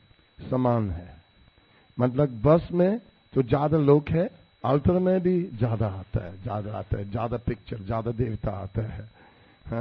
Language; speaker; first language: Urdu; non-native, learner; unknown